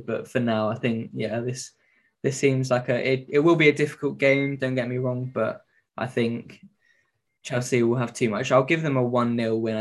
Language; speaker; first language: English; native; English